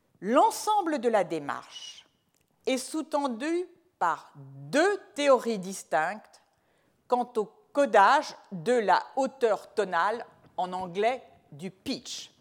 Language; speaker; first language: French; native; French